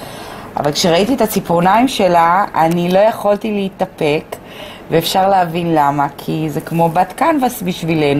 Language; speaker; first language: Hebrew; native; Hebrew